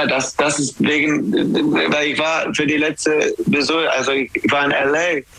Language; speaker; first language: German; non-native, learner; English